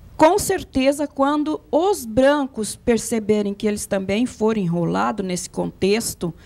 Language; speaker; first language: Portuguese; native; Portuguese